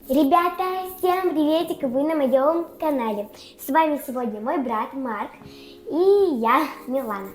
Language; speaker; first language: Russian; native; Russian